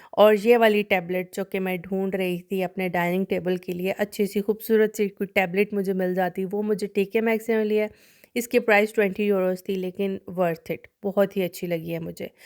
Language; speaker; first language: Urdu; non-native, local second language; Punjabi